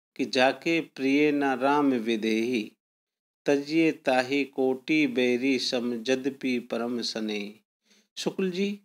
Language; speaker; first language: Hindi; native; Hindi